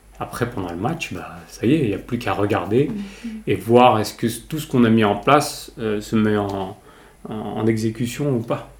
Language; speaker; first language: French; early bilingual, other home language; Kabyle